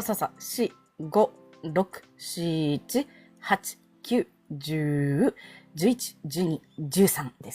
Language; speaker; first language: Japanese; non-native, fluent; Filipino